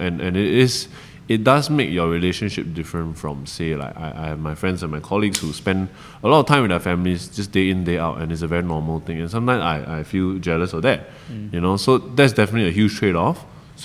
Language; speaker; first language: English; non-native, local second language; Chinese